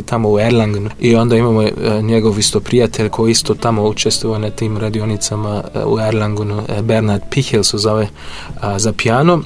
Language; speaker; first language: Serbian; non-native, fluent; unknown